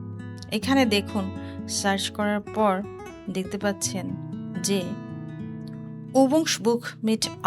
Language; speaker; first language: German; non-native, learner; Bangla